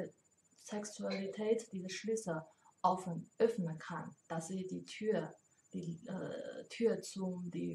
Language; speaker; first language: German; non-native, learner; Chinese